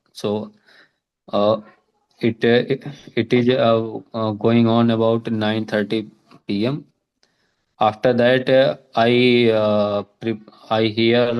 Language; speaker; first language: English; non-native, learner; Hindi